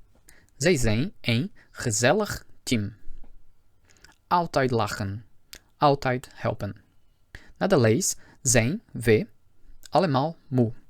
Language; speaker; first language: Dutch; non-native, fluent; Portuguese